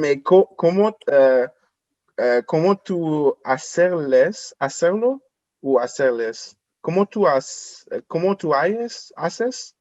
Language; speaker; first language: Spanish; non-native, learner; French